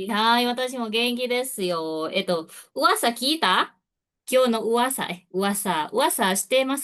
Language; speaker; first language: Japanese; non-native, fluent; Indonesian